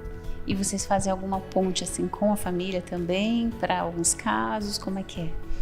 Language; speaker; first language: Portuguese; native; Portuguese